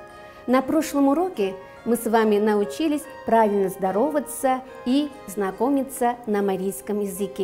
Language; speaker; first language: Russian; non-native, local second language; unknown